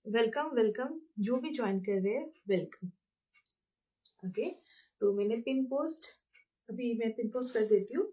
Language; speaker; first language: Hindi; non-native, local second language; Bangla